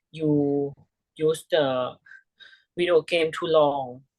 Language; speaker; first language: English; non-native, learner; Thai